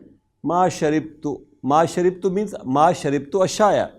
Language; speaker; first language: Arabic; non-native, fluent; Urdu